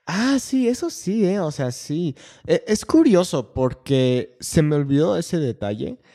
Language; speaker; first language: Spanish; non-native, fluent; English